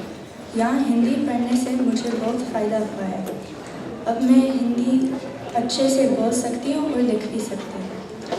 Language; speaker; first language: Hindi; early bilingual, heritage; Hindi